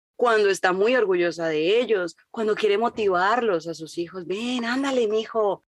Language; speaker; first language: Spanish; native; Spanish